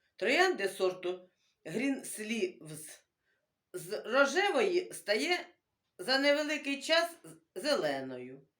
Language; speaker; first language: Ukrainian; non-native, local second language; Russian